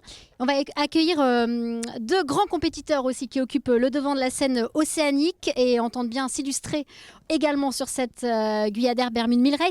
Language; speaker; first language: French; native; French